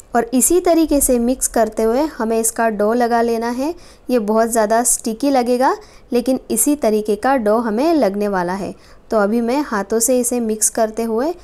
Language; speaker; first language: Hindi; non-native, local second language; Marathi